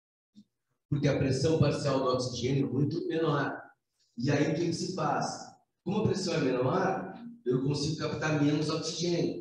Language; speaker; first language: Portuguese; native; Portuguese